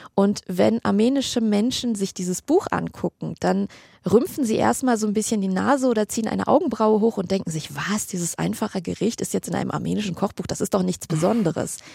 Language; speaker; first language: German; early bilingual, other home language; Armenian